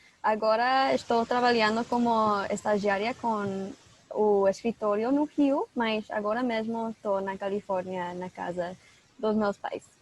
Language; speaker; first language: Portuguese; non-native, fluent; English